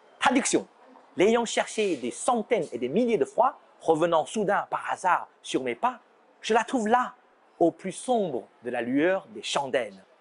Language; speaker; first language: French; non-native, fluent; Chinese